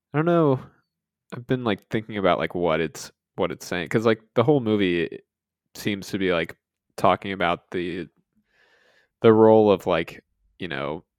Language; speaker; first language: English; native; English